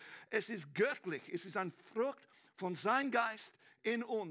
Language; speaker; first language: German; non-native, learner; English